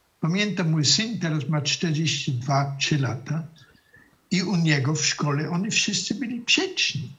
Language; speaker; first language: Polish; non-native, fluent; German